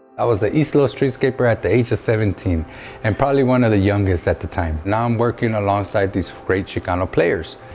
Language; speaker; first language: English; native; English